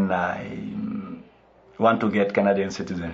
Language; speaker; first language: English; non-native, local second language; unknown